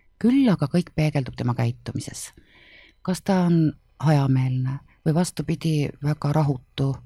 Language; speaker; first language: Estonian; native; Estonian